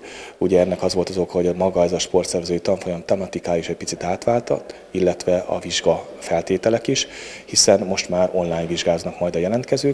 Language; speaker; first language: Hungarian; native; Hungarian